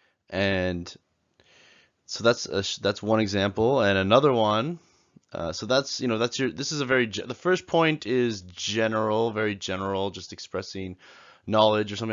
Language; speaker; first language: English; native; English